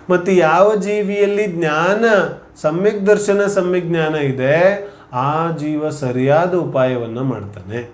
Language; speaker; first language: Kannada; non-native, local second language; Hindi